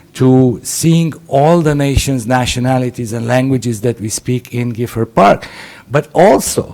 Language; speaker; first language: English; non-native, fluent; Romanian